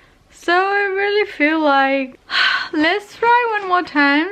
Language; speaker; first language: English; non-native, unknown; Thai